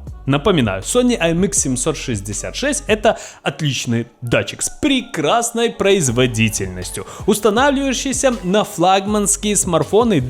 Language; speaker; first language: Russian; native; Russian